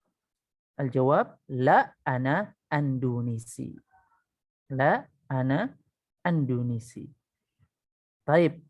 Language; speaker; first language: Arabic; non-native, fluent; Indonesian